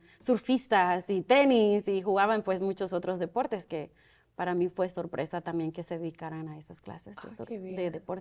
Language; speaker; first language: Spanish; early bilingual, other home language; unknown